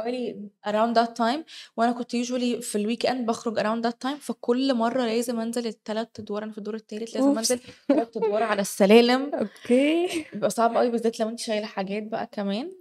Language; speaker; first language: Arabic; native; Arabic